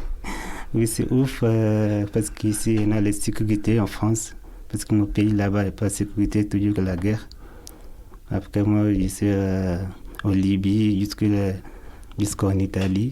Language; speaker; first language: French; non-native, learner; Arabic